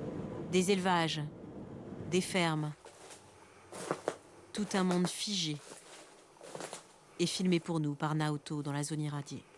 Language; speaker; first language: French; native; French